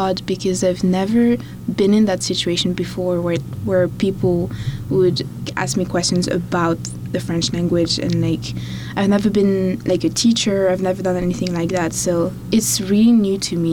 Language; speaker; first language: English; non-native, fluent; French